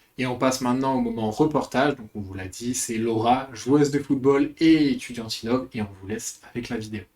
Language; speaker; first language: French; native; French